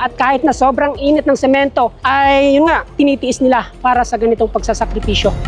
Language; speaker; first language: Filipino; native; Filipino